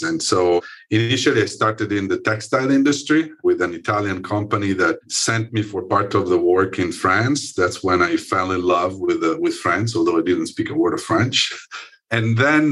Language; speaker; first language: English; non-native, fluent; Italian